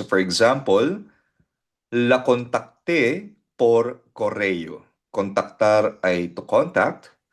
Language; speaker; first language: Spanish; non-native, fluent; Filipino